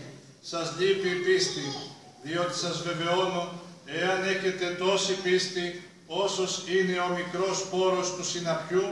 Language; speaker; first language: Greek; native; Greek